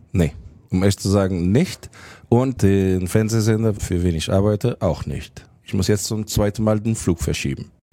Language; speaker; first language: German; non-native, fluent; Portuguese